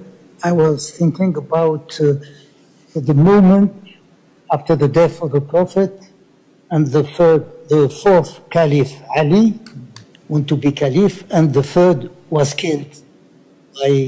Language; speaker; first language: English; non-native, learner; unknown